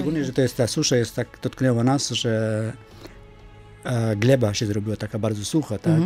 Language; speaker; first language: Polish; non-native, fluent; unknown